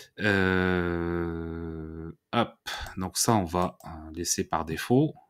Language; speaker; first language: French; native; French